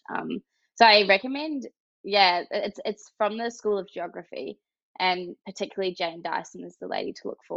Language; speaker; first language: English; native; English